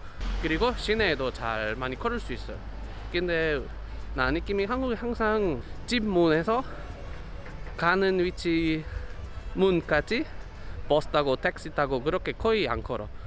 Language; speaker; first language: Korean; non-native, learner; Spanish